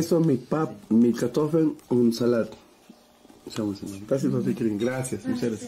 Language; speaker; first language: German; non-native, fluent; Spanish